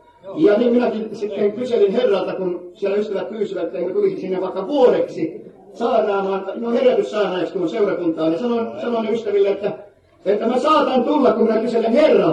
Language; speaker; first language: Finnish; native; Finnish